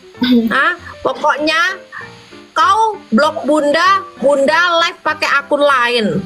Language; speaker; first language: Indonesian; native; Indonesian